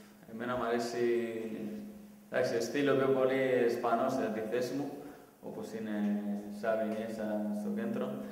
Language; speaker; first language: Greek; non-native, fluent; Spanish